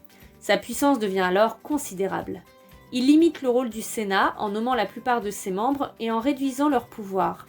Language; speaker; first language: French; native; French